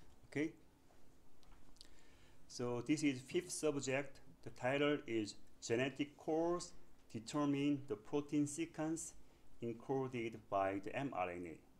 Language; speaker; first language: English; non-native, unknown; Korean